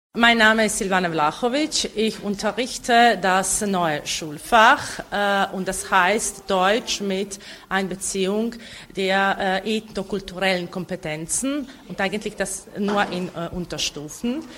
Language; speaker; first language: German; non-native, local second language; Serbian